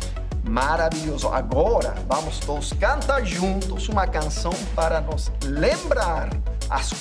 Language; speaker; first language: Portuguese; non-native, fluent; English